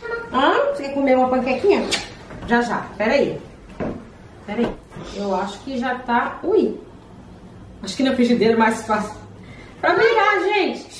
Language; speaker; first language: Portuguese; native; Portuguese